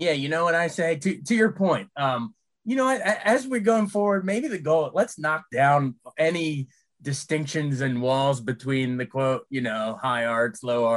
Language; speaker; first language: English; native; English